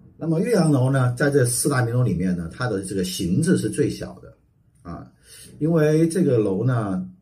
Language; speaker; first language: Chinese; native; Chinese